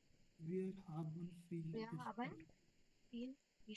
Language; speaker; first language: German; non-native, learner; Urdu